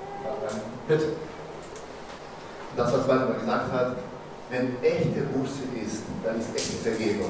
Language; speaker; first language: German; non-native, fluent; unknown